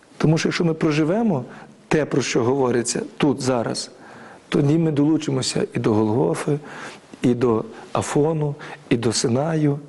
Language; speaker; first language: Ukrainian; native; Ukrainian